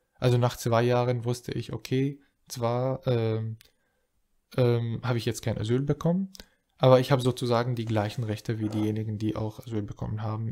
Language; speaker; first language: German; non-native, fluent; Arabic